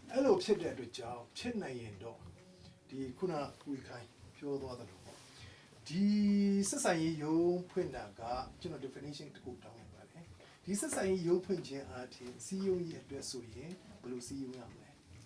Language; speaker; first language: Burmese; non-native, local second language; Tedim Chin